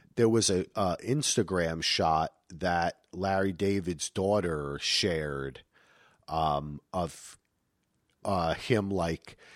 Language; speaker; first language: English; native; English